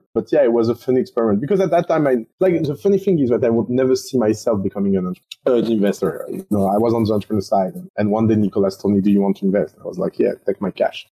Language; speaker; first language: English; non-native, fluent; French